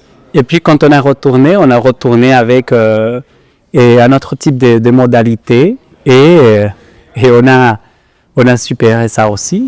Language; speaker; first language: French; non-native, fluent; Spanish